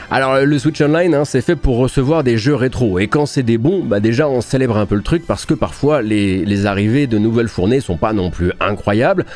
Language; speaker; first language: French; native; French